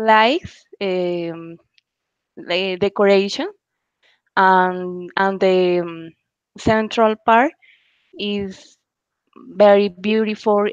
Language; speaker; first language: English; non-native, learner; Spanish